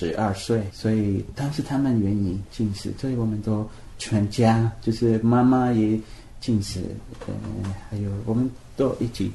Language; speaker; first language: Chinese; non-native, fluent; Spanish